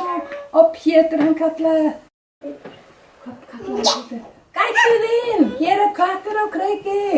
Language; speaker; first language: Icelandic; non-native, fluent; Danish